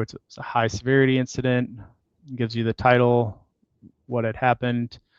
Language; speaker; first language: English; native; English